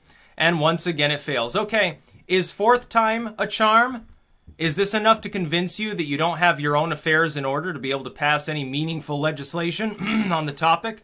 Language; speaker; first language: English; native; English